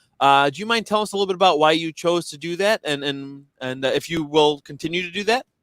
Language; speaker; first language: English; native; English